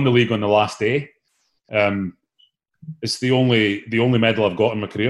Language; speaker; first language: English; native; English